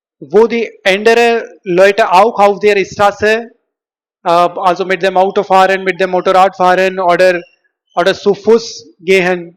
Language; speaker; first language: German; non-native, learner; Hindi